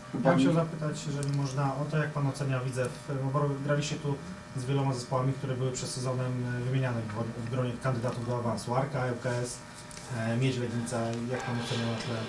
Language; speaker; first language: Polish; native; Polish